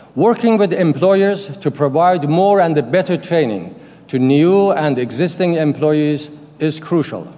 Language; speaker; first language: English; non-native, fluent; Persian